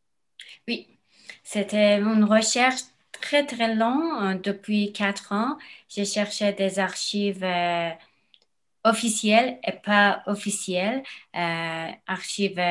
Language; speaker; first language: French; non-native, learner; Persian